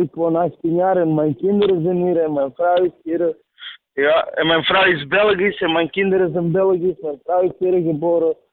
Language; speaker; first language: Dutch; early bilingual, other home language; Serbian